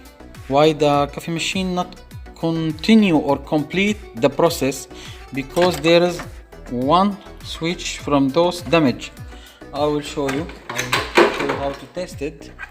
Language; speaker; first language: English; non-native, fluent; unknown